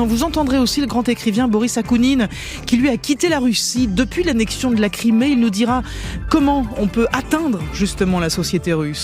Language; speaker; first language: French; native; French